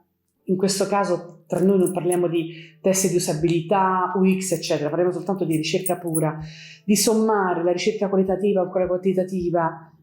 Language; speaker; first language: Italian; native; Italian